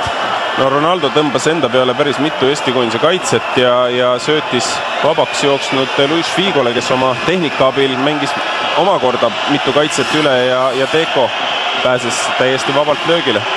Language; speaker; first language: Estonian; native; Estonian